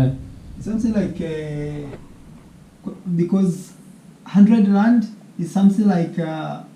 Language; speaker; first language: English; non-native, local second language; Swahili